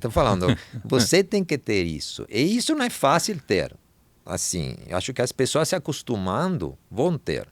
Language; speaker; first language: Portuguese; non-native, fluent; Italian